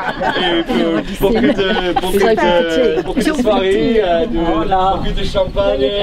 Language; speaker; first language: French; non-native, learner; English